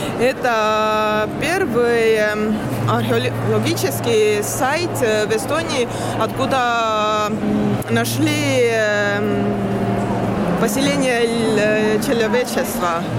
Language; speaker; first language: Russian; non-native, learner; Estonian